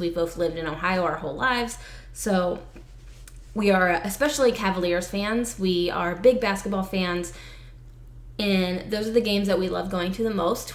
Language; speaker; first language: English; native; English